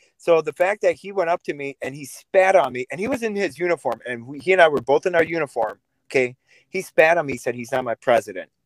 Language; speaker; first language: English; early bilingual, other home language; Russian